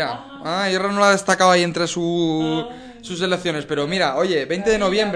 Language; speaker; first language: Spanish; native; Spanish